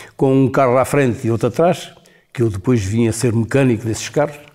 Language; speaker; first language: Portuguese; native; Portuguese